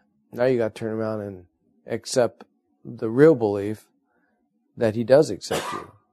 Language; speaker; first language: English; native; English